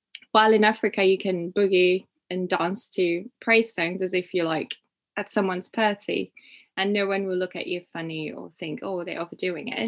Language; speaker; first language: English; non-native, local second language; Ganda